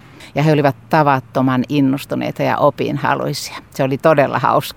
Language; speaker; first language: Finnish; native; Finnish